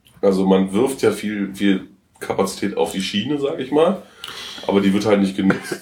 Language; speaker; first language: German; native; German